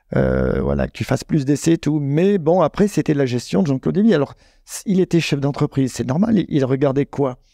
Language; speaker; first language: French; native; French